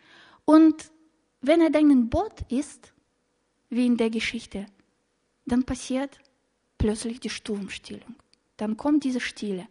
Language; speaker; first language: German; non-native, fluent; Russian